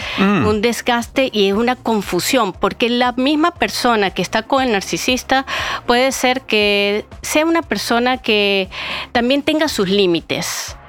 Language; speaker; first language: Spanish; native; Spanish